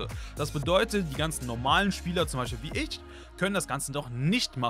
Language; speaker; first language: German; native; German